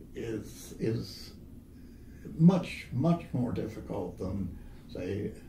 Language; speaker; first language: English; native; English